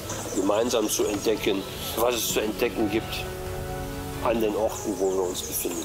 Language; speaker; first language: German; native; German